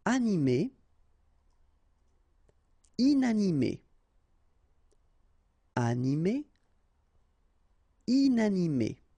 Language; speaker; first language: French; native; French